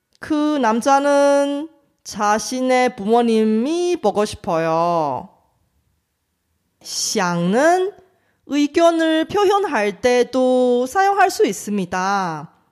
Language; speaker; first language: Korean; non-native, fluent; Chinese